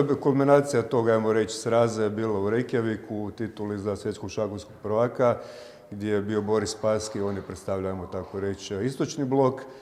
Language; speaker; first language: Croatian; native; Croatian